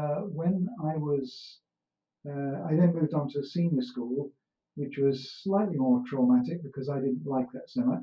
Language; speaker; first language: English; native; English